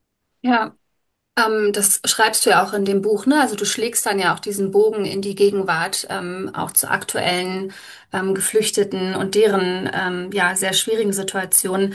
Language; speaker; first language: German; native; German